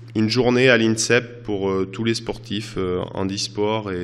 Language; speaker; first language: French; native; French